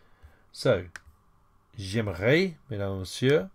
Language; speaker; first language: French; non-native, fluent; English